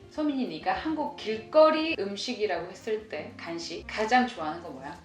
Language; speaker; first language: Korean; native; Korean